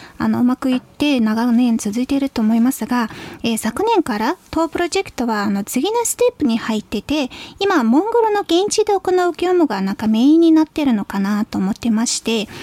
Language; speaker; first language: Japanese; non-native, fluent; Mongolian